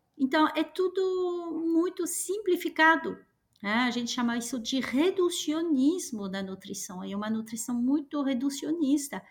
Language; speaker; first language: Portuguese; non-native, fluent; French